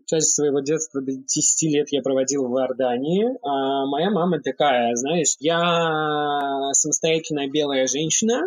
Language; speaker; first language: Russian; early bilingual, heritage; Russian